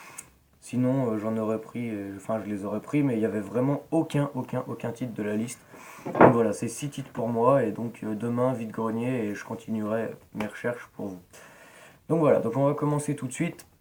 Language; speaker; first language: French; native; French